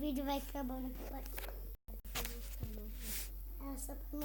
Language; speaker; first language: Portuguese; native; Portuguese